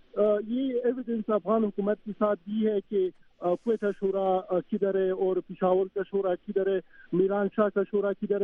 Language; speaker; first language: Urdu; non-native, fluent; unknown